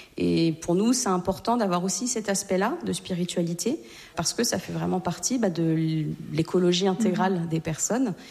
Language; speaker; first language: French; native; French